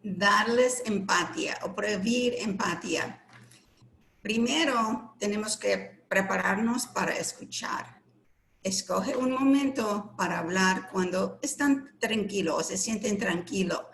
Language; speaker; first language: Spanish; non-native, learner; English